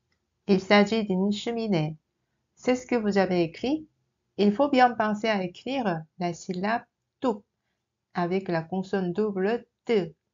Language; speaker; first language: French; non-native, fluent; Korean